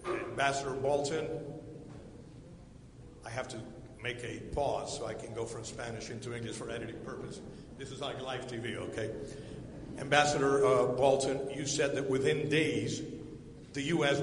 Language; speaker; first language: English; early bilingual, other home language; Spanish